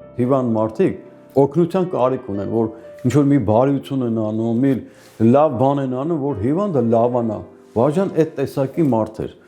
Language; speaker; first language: Armenian; native; Armenian